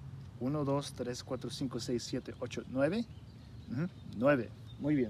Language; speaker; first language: Spanish; early bilingual, heritage; Spanish